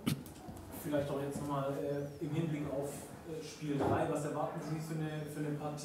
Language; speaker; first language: German; native; German